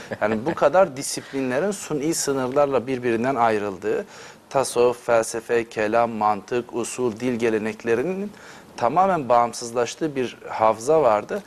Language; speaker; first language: Turkish; native; Turkish